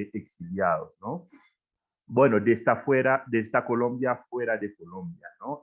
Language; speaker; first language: Spanish; non-native, fluent; Haitian Creole